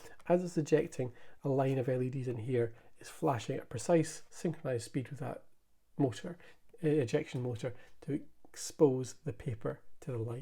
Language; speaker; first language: English; native; English